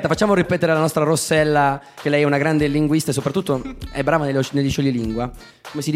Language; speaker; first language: Italian; native; Italian